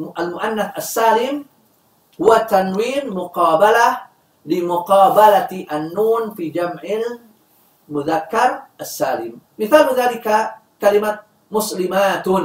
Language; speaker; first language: Arabic; non-native, fluent; Indonesian